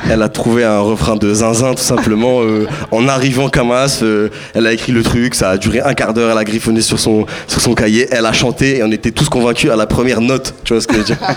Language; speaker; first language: French; native; French